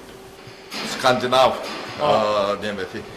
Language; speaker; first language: Swedish; non-native, learner; Turkmen